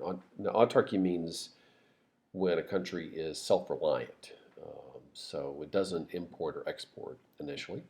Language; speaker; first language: English; native; English